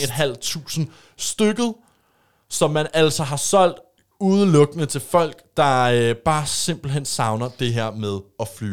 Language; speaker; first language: Danish; native; Danish